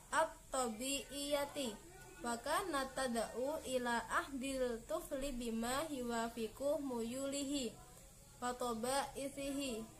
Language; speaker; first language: Arabic; non-native, learner; Indonesian